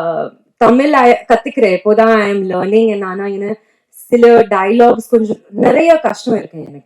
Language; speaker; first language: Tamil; non-native, learner; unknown